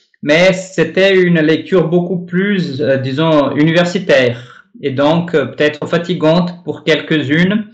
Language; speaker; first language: French; non-native, fluent; Portuguese